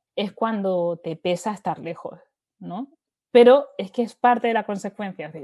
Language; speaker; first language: Spanish; native; Spanish